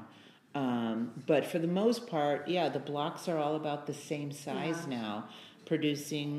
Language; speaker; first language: English; native; English